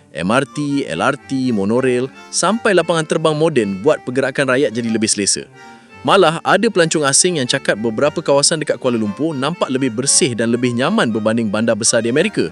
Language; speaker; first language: Malay; native; Malay